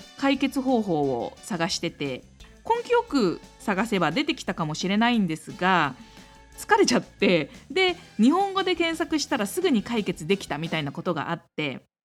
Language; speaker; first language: Japanese; native; Japanese